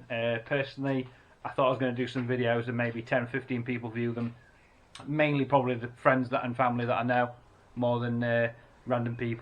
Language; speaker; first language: English; native; English